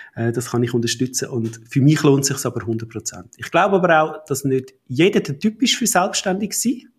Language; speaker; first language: German; native; German